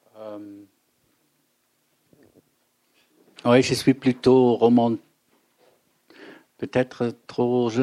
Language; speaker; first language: French; non-native, fluent; German